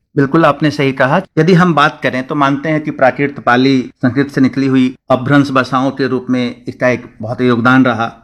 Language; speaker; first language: Hindi; native; Hindi